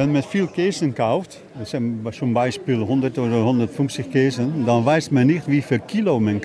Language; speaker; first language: German; non-native, learner; Dutch